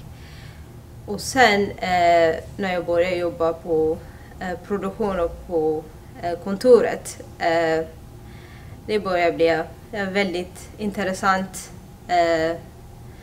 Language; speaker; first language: Swedish; non-native, fluent; Amharic